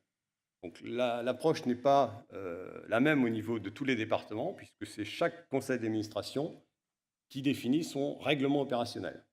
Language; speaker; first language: French; native; French